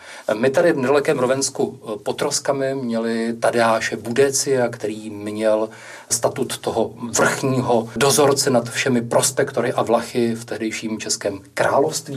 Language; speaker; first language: Czech; native; Czech